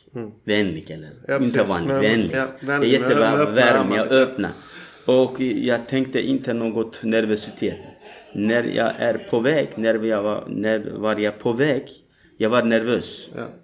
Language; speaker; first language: Swedish; non-native, fluent; Turkish